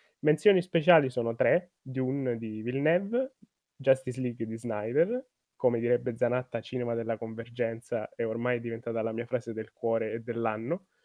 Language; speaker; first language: Italian; native; Italian